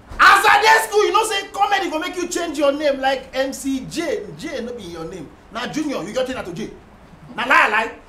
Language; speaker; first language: Nigerian Pidgin; non-native, local second language; Hausa